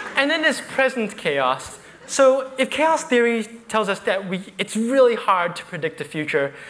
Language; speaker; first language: English; native; English